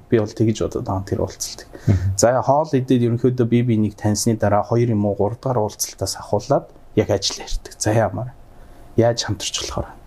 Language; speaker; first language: Mongolian; early bilingual, heritage; Mongolian